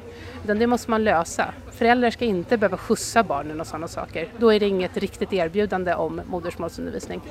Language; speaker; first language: Swedish; native; Swedish